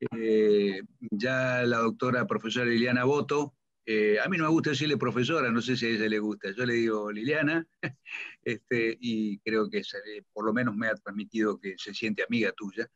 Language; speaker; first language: Spanish; native; Spanish